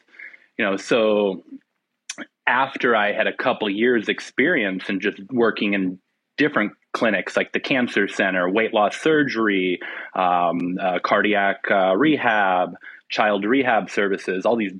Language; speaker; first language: English; native; English